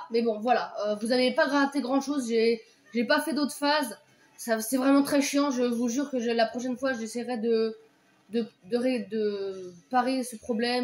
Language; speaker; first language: French; native; French